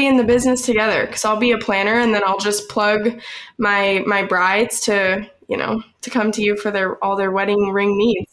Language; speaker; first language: English; native; English